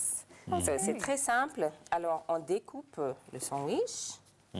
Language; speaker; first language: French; non-native, fluent; English